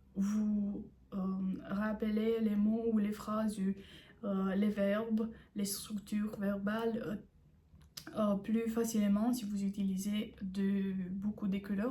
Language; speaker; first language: French; non-native, learner; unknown